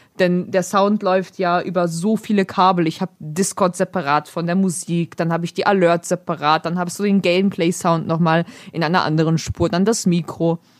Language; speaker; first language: German; early bilingual, other home language; Polish